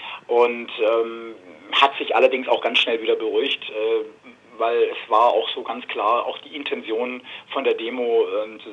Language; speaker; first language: German; native; German